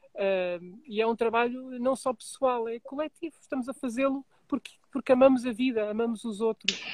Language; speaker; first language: Portuguese; native; Portuguese